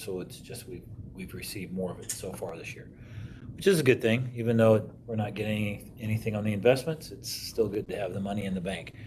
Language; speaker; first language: English; native; English